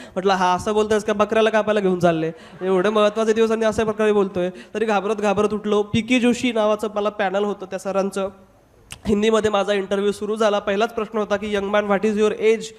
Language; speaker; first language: Marathi; non-native, local second language; Hindi